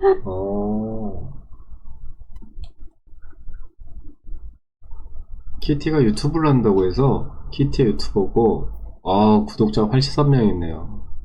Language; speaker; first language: Korean; native; Korean